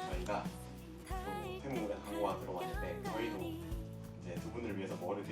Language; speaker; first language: Korean; native; Korean